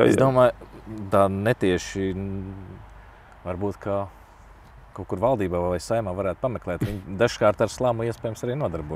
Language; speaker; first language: Latvian; native; Latvian